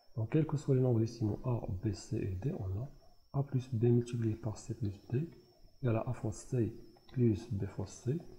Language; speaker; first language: French; non-native, local second language; Arabic